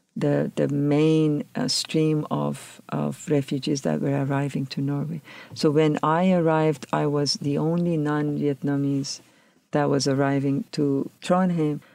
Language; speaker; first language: English; non-native, fluent; Persian